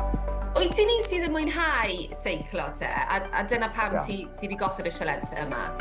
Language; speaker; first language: Welsh; native; Welsh